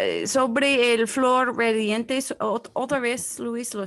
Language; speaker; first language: Spanish; non-native, fluent; English